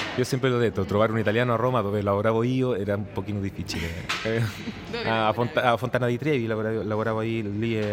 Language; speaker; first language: Italian; non-native, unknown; Spanish